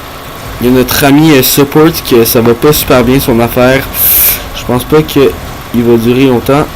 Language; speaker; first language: French; native; French